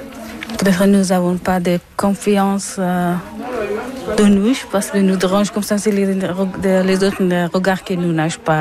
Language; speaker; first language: French; non-native, learner; Persian